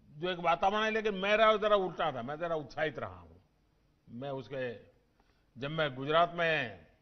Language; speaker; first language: Hindi; non-native, local second language; Gujarati